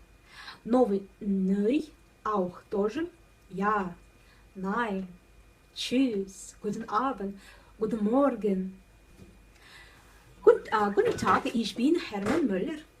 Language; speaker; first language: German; non-native, learner; Russian